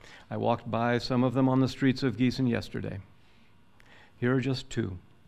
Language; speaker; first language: English; native; English